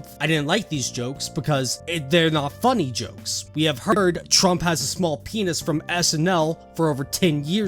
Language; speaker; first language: English; native; English